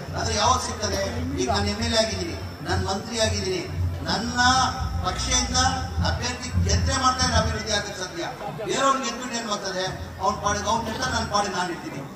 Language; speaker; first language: Kannada; non-native, local second language; Urdu